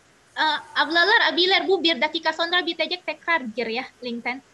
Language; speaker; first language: Turkish; non-native, fluent; Indonesian